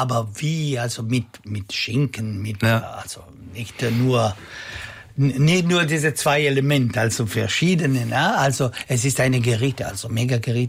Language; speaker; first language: German; non-native, local second language; Italian